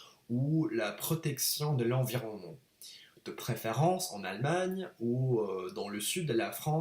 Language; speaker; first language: French; non-native, fluent; English